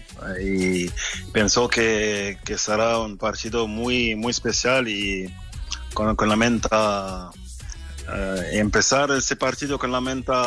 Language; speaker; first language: Spanish; non-native, fluent; French